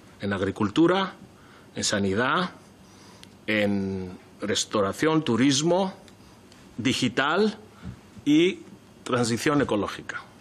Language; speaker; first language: Spanish; non-native, fluent; Greek